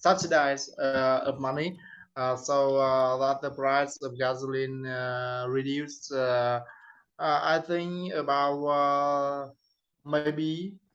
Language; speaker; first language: English; non-native, learner; Vietnamese